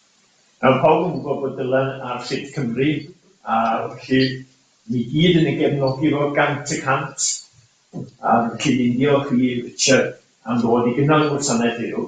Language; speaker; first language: Welsh; native; Welsh